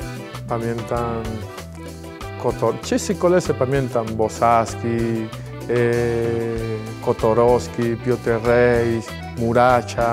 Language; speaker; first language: Polish; non-native, learner; Spanish